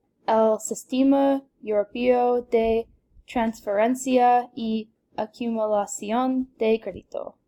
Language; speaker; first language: Spanish; non-native, learner; English